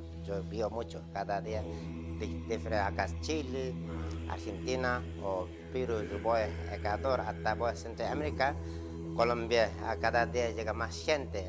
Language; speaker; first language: Spanish; non-native, learner; Ladakhi